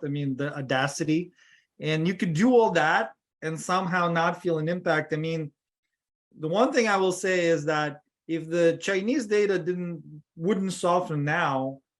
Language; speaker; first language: English; non-native, fluent; Russian